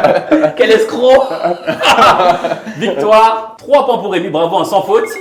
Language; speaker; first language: French; native; French